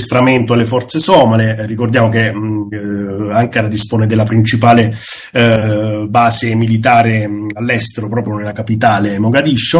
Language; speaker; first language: Italian; native; Italian